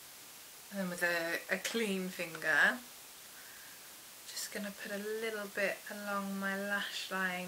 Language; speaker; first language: English; native; English